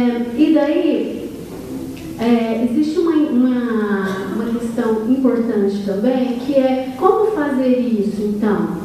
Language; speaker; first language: Portuguese; native; Portuguese